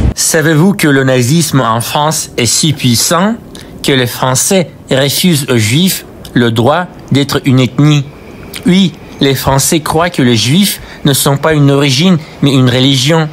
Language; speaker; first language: French; non-native, fluent; Russian